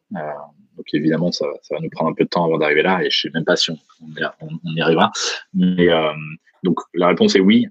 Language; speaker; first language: French; native; French